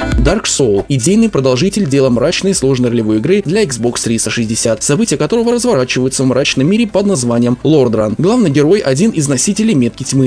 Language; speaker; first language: Russian; native; Russian